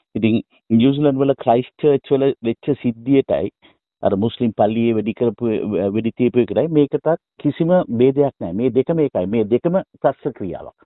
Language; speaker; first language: Sinhala; non-native, local second language; Tamil